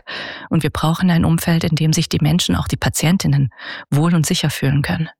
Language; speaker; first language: German; native; German